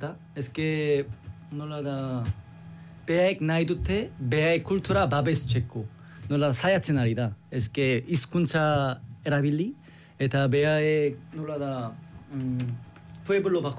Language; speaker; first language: Basque; non-native, learner; Korean